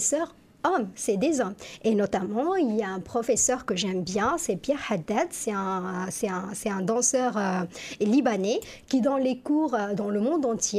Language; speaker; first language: French; non-native, local second language; Arabic